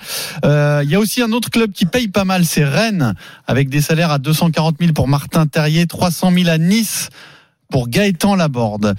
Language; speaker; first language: French; native; French